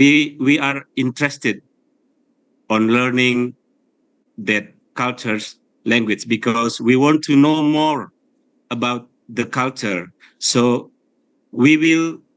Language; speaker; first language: English; non-native, fluent; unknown